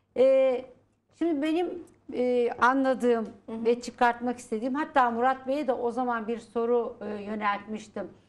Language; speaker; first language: Turkish; native; Turkish